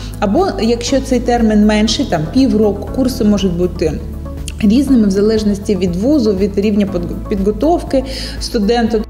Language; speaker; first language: Ukrainian; native; Ukrainian